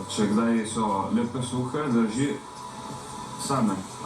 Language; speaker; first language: Slovenian; non-native, learner; Italian